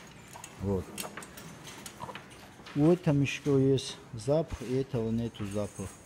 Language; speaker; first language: Russian; non-native, fluent; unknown